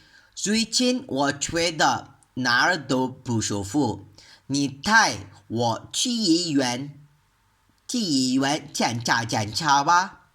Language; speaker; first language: Chinese; non-native, learner; Malay